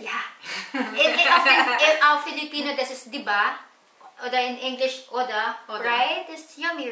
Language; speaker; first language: German; non-native, learner; Filipino